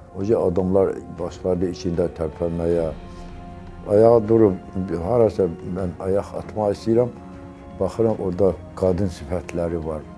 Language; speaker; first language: Azerbaijani; non-native, local second language; Avaric